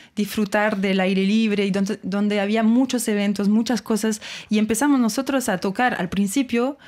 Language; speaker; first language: Spanish; non-native, fluent; French